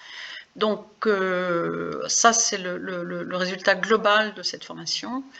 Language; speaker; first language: French; native; French